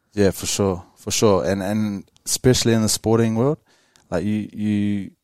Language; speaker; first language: English; native; English